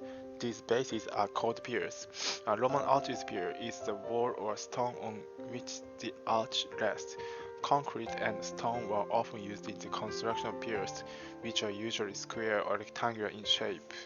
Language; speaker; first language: English; non-native, fluent; Japanese